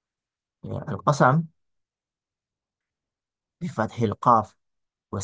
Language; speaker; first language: Arabic; non-native, fluent; Indonesian